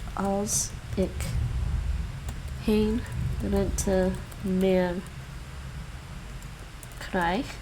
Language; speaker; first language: Dutch; non-native, learner; English